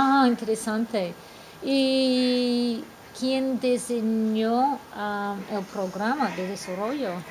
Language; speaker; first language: Spanish; non-native, fluent; English